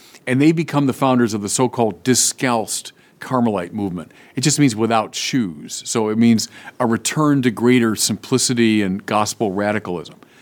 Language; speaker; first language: English; native; English